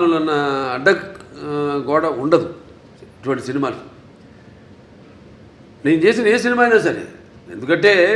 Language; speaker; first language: Telugu; native; Telugu